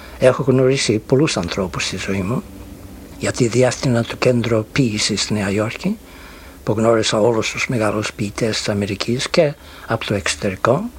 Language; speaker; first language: Greek; early bilingual, heritage; Greek